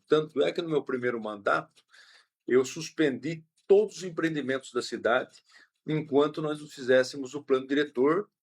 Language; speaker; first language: Portuguese; native; Portuguese